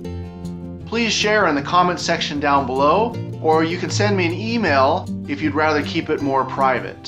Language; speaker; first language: English; native; English